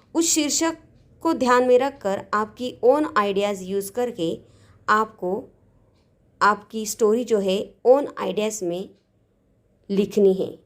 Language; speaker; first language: Hindi; non-native, local second language; Marathi